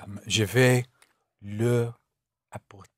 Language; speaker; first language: French; non-native, learner; English